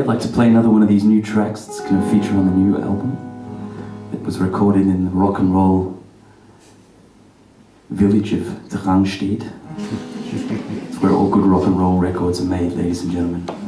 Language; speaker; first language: English; native; English